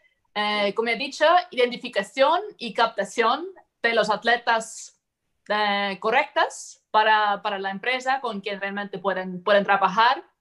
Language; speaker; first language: Spanish; non-native, fluent; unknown